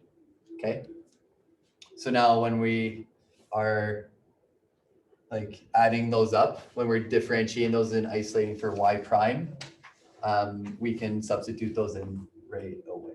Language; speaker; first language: English; native; English